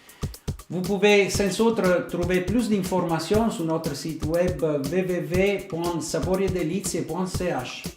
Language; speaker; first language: French; non-native, fluent; Italian